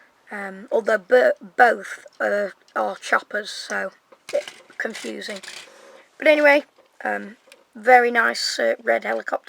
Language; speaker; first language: English; native; English